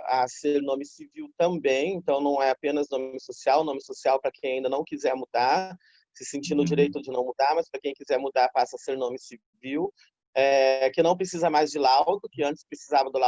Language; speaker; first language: Portuguese; native; Portuguese